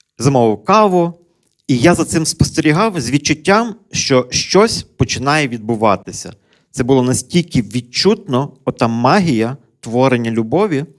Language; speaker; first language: Ukrainian; native; Ukrainian